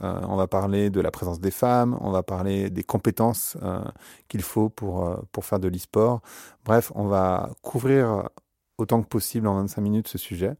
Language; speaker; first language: French; native; French